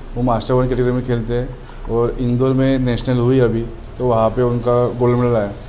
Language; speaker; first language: Hindi; non-native, local second language; Marathi